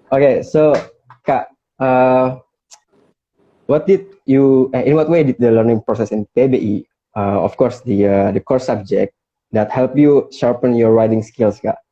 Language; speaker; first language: English; non-native, fluent; Indonesian